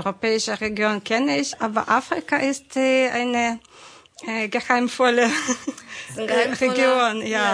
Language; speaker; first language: German; non-native, fluent; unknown